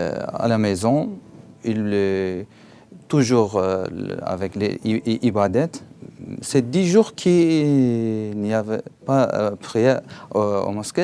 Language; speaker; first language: French; non-native, learner; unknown